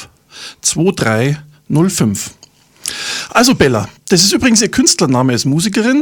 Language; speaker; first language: German; native; German